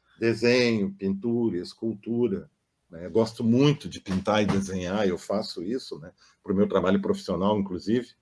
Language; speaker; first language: Portuguese; non-native, local second language; German